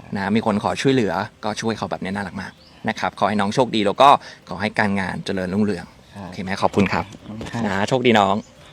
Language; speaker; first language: Thai; non-native, fluent; English